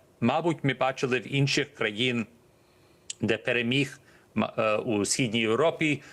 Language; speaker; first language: Ukrainian; early bilingual, heritage; Ukrainian